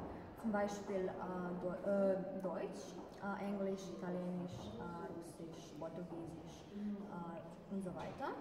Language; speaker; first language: German; non-native, fluent; Croatian